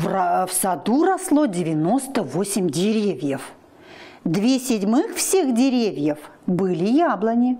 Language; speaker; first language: Russian; native; Russian